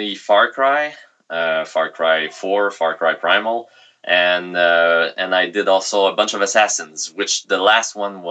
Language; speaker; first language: English; non-native, fluent; French